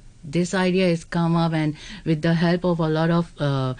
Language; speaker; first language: English; non-native, local second language; Urdu